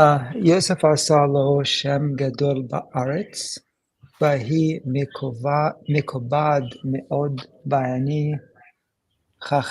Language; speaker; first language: Hebrew; non-native, learner; English